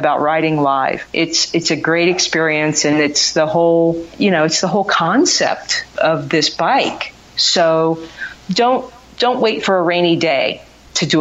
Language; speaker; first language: English; native; English